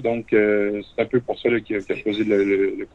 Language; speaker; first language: French; native; French